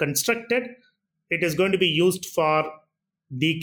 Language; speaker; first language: English; non-native, local second language; Tamil